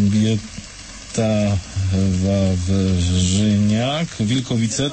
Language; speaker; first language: Polish; native; Polish